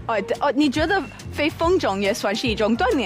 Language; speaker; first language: Chinese; non-native, fluent; English